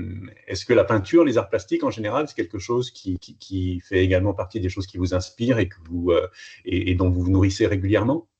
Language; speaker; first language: French; native; French